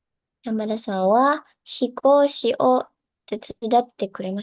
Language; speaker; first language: Japanese; non-native, learner; Indonesian